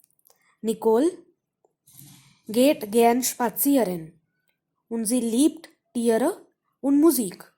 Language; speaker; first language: German; non-native, fluent; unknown